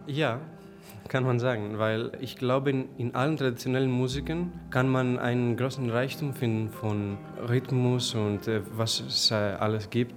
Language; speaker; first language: German; non-native, fluent; Persian